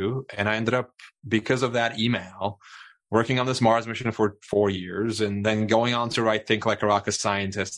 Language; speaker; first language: English; non-native, fluent; Turkish